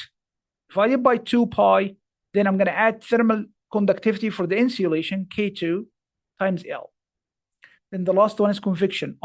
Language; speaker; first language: English; non-native, fluent; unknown